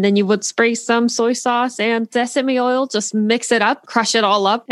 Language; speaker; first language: English; non-native, fluent; Korean